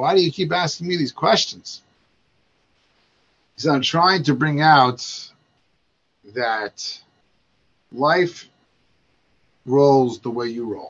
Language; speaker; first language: English; native; English